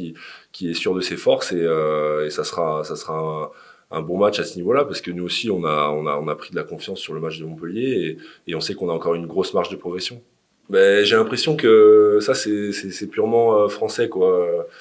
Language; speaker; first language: French; native; French